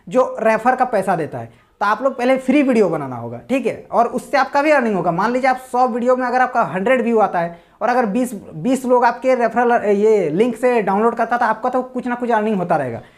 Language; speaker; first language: Hindi; native; Hindi